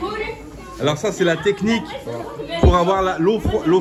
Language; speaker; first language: French; native; French